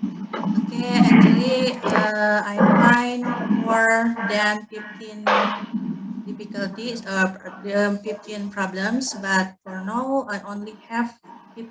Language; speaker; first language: English; non-native, learner; Indonesian